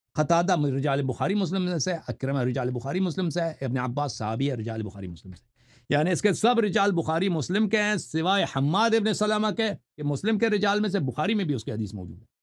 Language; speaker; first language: Urdu; non-native, fluent; Persian